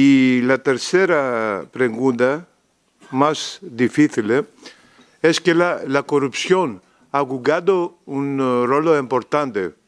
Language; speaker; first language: Spanish; non-native, learner; Greek